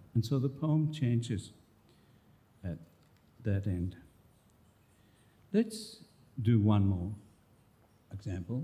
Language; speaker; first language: English; native; English